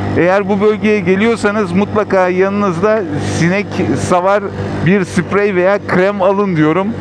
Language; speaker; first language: Turkish; early bilingual, heritage; Turkish